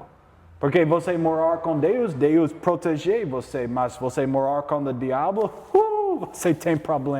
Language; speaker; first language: Portuguese; non-native, learner; English